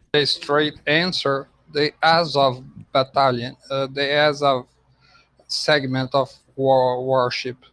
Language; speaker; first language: English; non-native, fluent; Portuguese